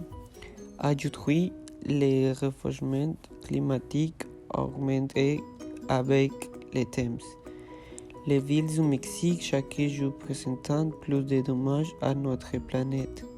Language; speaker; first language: French; non-native, learner; Spanish